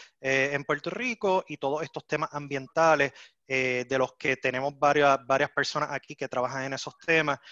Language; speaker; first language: Spanish; native; Spanish